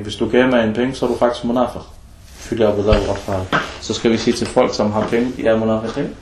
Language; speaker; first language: Danish; early bilingual, other home language; Arabic